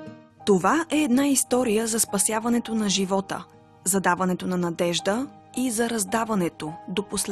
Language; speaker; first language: Bulgarian; native; Bulgarian